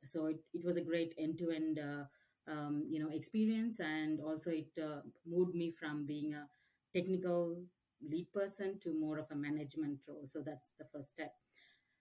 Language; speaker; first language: English; non-native, local second language; Tamil